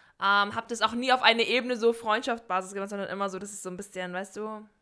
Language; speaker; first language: German; native; German